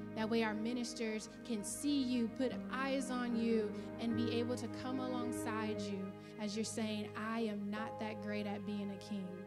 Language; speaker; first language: English; native; English